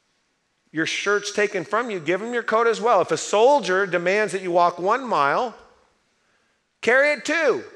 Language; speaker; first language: English; native; English